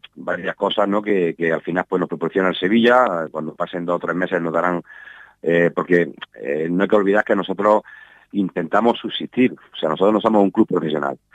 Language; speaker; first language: Spanish; native; Spanish